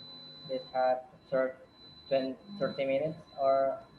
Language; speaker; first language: English; non-native, learner; Indonesian